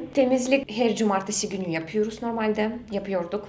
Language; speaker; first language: Turkish; non-native, learner; Russian